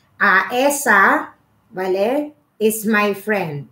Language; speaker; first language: English; non-native, local second language; Filipino